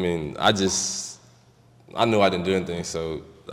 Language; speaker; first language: English; native; English